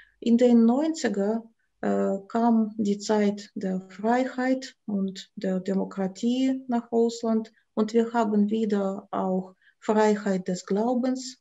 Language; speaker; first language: German; non-native, fluent; Russian